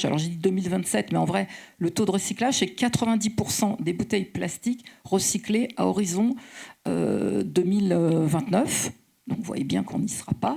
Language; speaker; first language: French; native; French